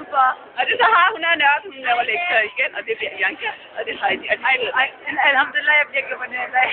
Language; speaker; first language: Danish; early bilingual, other home language; Turkish